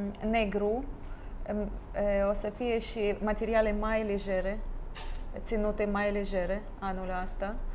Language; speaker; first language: Romanian; non-native, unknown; Russian